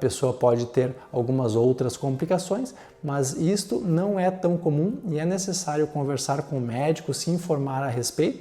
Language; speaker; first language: Portuguese; native; Portuguese